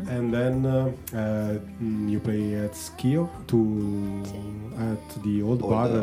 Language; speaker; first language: English; non-native, learner; Italian